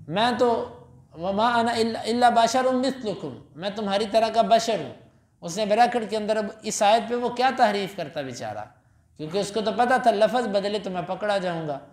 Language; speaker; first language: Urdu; non-native, local second language; Punjabi